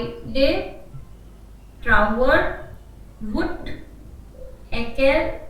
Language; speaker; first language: German; non-native, learner; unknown